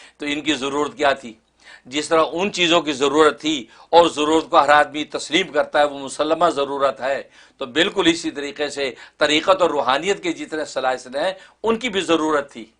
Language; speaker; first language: Urdu; native; Urdu